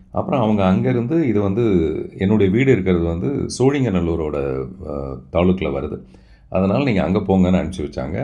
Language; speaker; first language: Tamil; non-native, local second language; Telugu